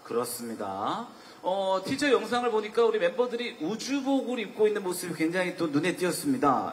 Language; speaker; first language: Korean; native; Korean